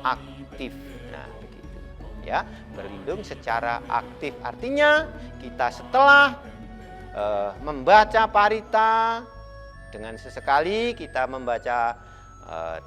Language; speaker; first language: Indonesian; native; Indonesian